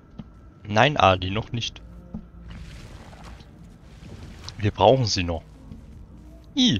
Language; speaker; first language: German; native; German